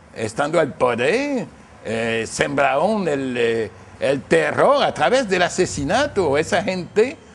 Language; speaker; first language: Spanish; non-native, fluent; English